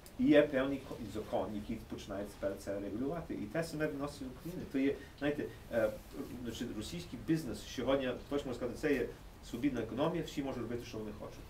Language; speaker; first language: Ukrainian; early bilingual, heritage; English